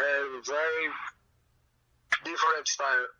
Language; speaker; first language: English; non-native, learner; Portuguese